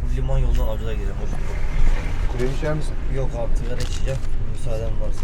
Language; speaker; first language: Turkish; native; Turkish